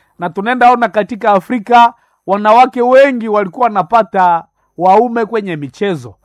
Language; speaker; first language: Swahili; non-native, local second language; Nande